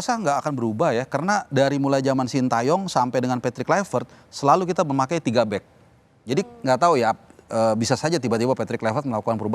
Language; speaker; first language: Indonesian; native; Indonesian